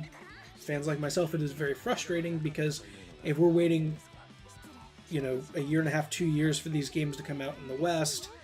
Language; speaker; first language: English; native; English